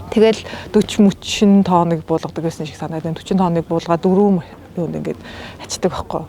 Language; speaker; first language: Mongolian; native; Mongolian